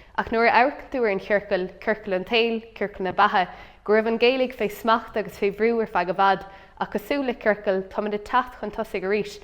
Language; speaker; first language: Irish; non-native, local second language; English